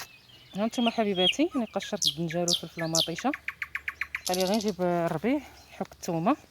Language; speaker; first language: Arabic; native; Arabic